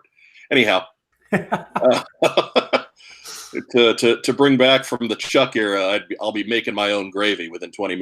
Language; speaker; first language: English; native; English